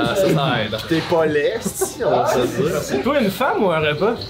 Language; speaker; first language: French; native; French